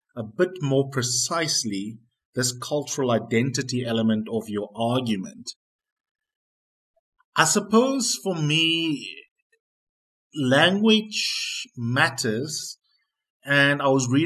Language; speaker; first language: English; non-native, local second language; Afrikaans